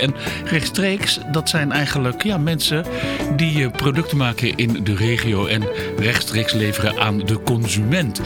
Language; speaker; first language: Dutch; native; Dutch